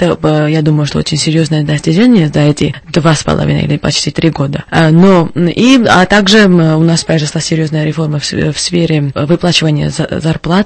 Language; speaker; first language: Russian; non-native, local second language; Georgian